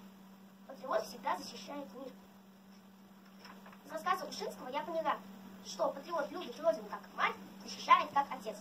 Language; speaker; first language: Russian; native; Russian